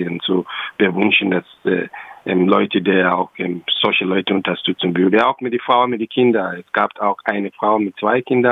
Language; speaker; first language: German; non-native, local second language; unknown